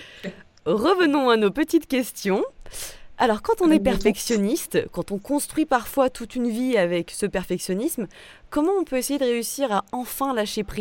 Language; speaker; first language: French; native; French